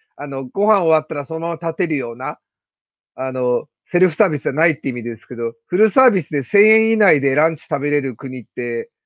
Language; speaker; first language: Japanese; native; Japanese